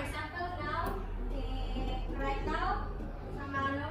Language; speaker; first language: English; non-native, learner; Indonesian